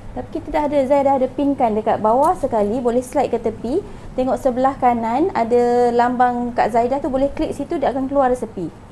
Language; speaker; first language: Malay; native; Malay